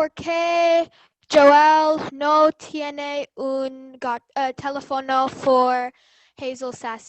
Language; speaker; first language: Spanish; non-native, learner; English